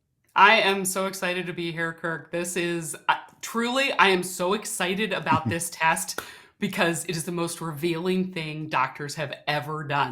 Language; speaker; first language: English; native; English